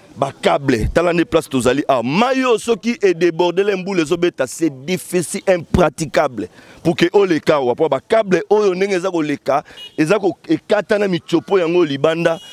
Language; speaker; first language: Lingala; native; Lingala